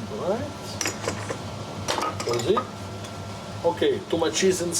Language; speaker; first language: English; non-native, learner; Italian